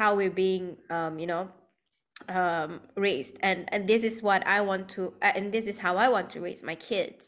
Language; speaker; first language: English; non-native, local second language; Malay